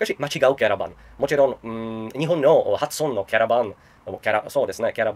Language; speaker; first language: Japanese; non-native, learner; Czech